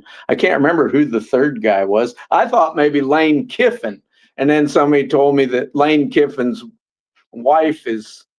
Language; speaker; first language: English; native; English